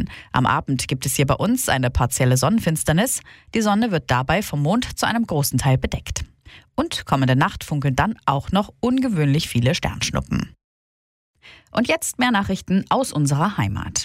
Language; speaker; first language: German; native; German